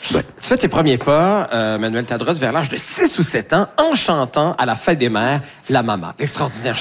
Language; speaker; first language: French; native; French